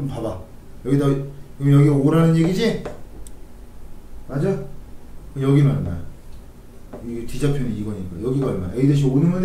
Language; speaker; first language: Korean; native; Korean